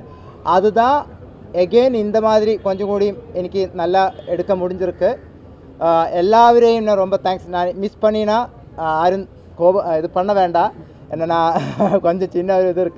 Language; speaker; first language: Tamil; non-native, local second language; Malayalam